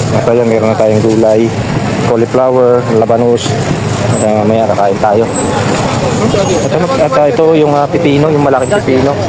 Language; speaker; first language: Filipino; non-native, local second language; Pampanga